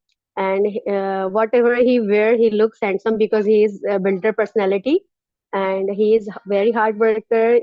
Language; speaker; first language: English; non-native, learner; Urdu